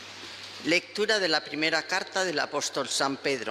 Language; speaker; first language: Spanish; native; Spanish